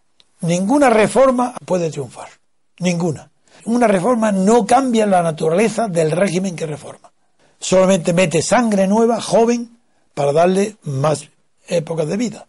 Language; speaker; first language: Spanish; native; Spanish